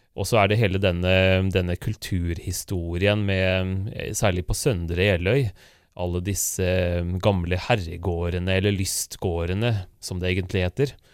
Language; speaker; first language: Norwegian; native; Norwegian